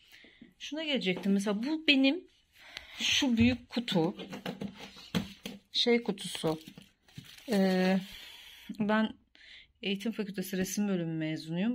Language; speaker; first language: Turkish; native; Turkish